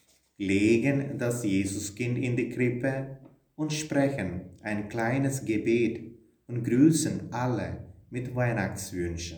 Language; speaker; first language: German; non-native, fluent; Malayalam